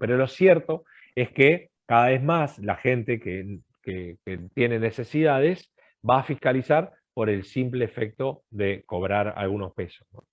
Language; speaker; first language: Spanish; native; Spanish